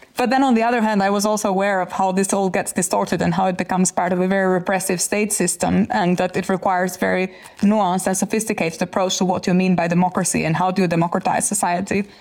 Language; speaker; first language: English; non-native, fluent; Albanian